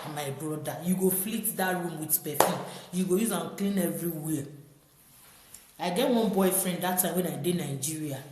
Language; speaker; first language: Nigerian Pidgin; non-native, local second language; Yoruba